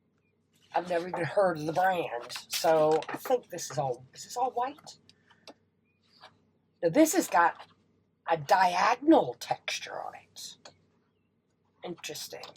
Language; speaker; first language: English; native; English